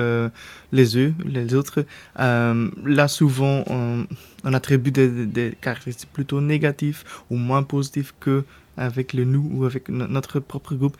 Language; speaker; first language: French; non-native, local second language; Dutch